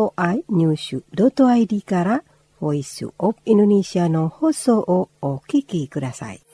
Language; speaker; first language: Japanese; non-native, fluent; Indonesian